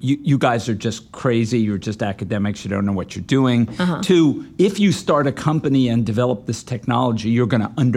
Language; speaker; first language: English; native; English